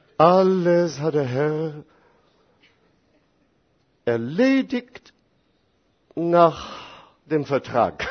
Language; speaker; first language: German; non-native, fluent; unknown